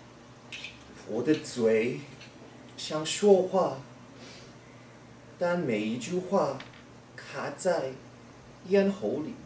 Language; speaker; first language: Chinese; non-native, learner; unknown